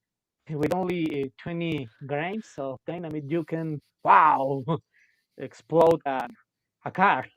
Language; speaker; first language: English; non-native, local second language; Spanish